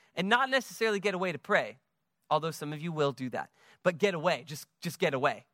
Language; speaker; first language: English; native; English